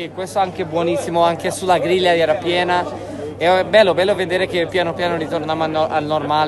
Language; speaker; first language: Italian; non-native, fluent; Portuguese